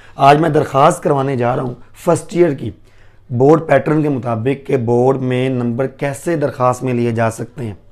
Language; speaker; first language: Urdu; non-native, local second language; Punjabi